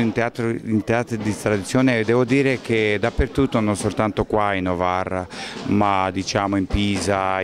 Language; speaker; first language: Italian; non-native, fluent; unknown